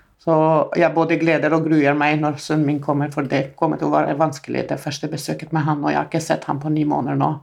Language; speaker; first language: Norwegian; non-native, fluent; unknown